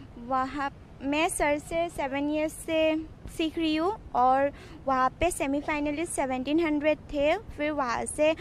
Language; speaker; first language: Hindi; non-native, local second language; Assamese